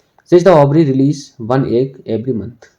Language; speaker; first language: English; non-native, local second language; Hindi